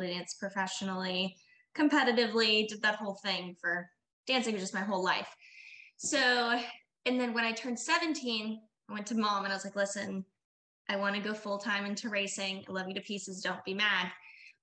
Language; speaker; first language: English; native; English